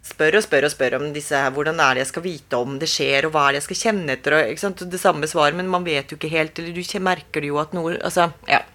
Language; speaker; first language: Norwegian; native; Norwegian